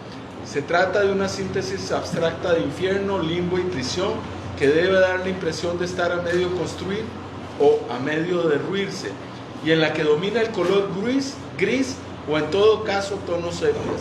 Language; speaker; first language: Spanish; native; Spanish